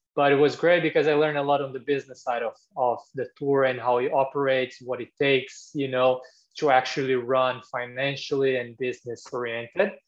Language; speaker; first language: English; non-native, fluent; Portuguese